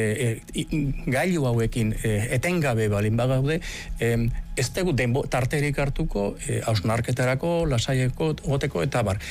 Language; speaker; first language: Basque; native; Basque